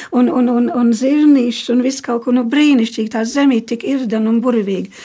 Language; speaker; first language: Latvian; early bilingual, heritage; Latvian